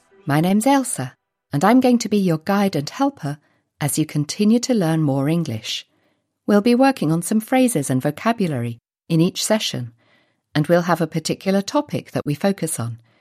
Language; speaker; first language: English; native; English